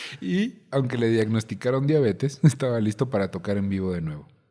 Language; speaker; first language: Spanish; native; Spanish